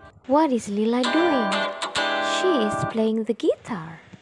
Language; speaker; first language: English; non-native, fluent; Indonesian